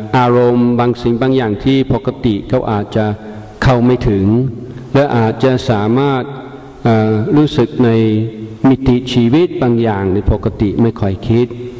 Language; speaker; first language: Thai; non-native, fluent; English